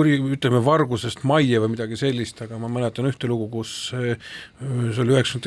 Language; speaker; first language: Estonian; native; Estonian